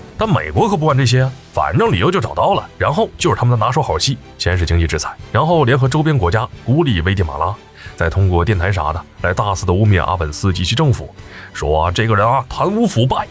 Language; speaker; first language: Chinese; native; Chinese